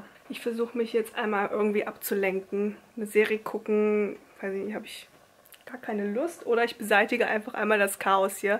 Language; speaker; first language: German; native; German